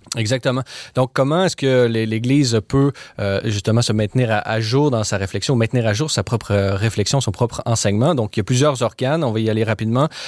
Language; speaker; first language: French; native; French